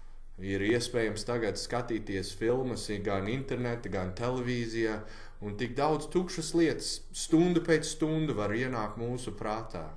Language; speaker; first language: Latvian; non-native, learner; English